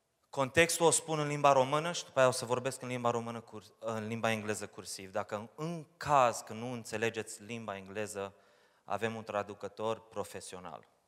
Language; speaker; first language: Romanian; early bilingual, heritage; Romanian